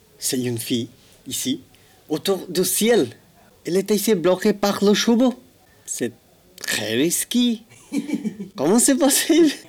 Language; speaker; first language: French; non-native, learner; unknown